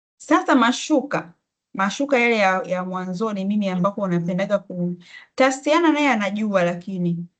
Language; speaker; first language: Swahili; native; Swahili